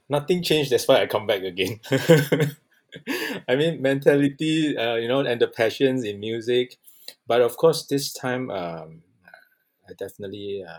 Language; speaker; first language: English; non-native, local second language; Chinese